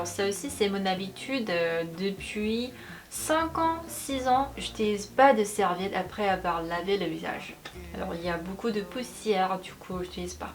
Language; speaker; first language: French; non-native, fluent; Korean